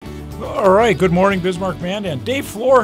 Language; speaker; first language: English; native; English